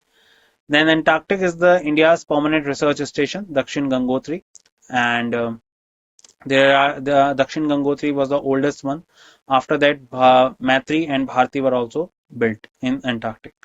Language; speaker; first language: English; non-native, local second language; Hindi